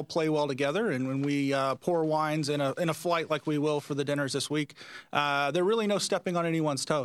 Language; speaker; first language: English; native; English